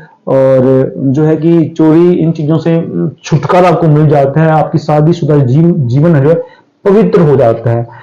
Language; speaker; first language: Hindi; native; Hindi